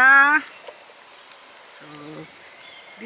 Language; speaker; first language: Dutch; non-native, learner; Indonesian